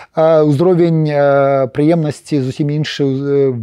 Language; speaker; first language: Russian; non-native, local second language; Polish